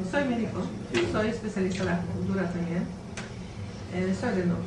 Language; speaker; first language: Spanish; non-native, learner; Norwegian